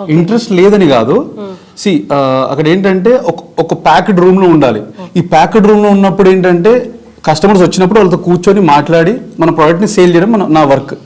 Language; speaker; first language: Telugu; native; Telugu